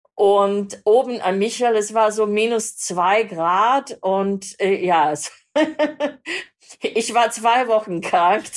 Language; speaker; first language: German; non-native, fluent; English